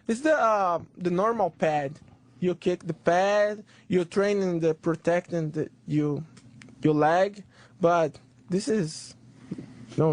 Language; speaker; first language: English; non-native, learner; Portuguese